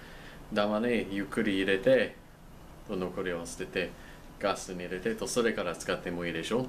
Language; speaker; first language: Japanese; non-native, learner; English